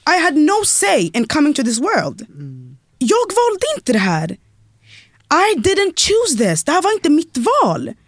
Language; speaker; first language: Swedish; native; Swedish